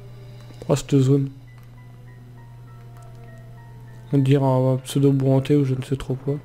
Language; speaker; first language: French; native; French